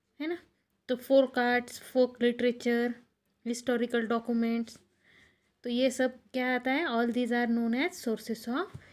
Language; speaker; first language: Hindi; non-native, local second language; Marathi